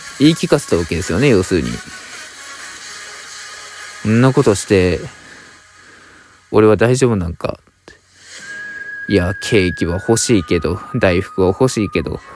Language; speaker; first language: Japanese; native; Japanese